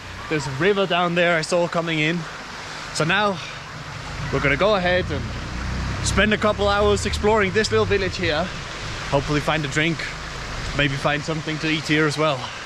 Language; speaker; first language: English; non-native, fluent; Danish